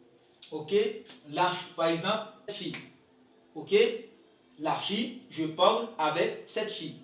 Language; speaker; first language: French; non-native, local second language; Haitian Creole